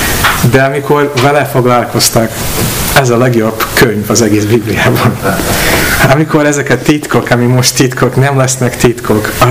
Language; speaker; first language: Hungarian; non-native, fluent; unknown